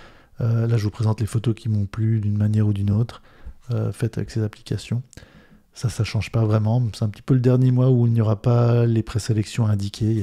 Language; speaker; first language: French; native; French